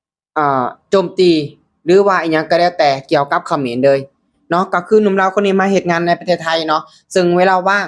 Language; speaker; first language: Thai; non-native, local second language; Lao